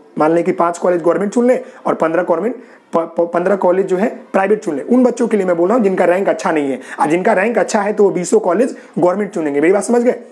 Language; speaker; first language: Hindi; native; Hindi